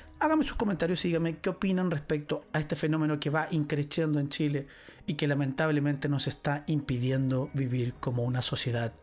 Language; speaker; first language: Spanish; native; Spanish